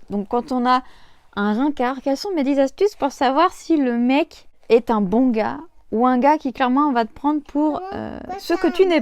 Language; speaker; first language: French; native; French